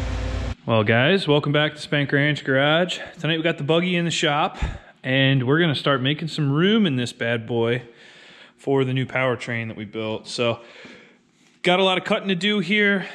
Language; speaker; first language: English; native; English